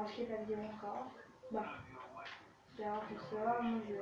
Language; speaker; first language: French; native; French